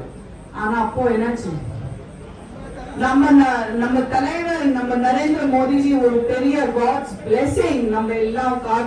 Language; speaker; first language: Tamil; non-native, fluent; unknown